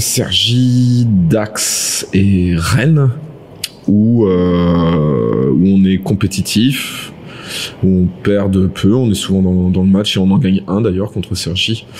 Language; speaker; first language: French; native; French